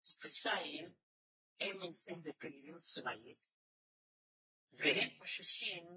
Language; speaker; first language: Hebrew; non-native, fluent; Hungarian